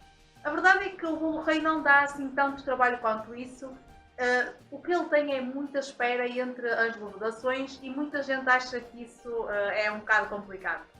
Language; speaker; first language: Portuguese; native; Portuguese